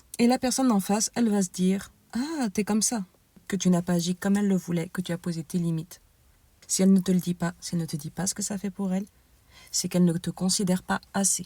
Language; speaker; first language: French; native; French